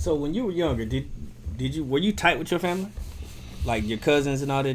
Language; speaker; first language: English; native; English